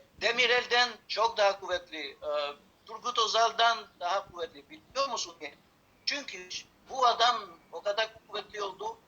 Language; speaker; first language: Turkish; non-native, learner; Albanian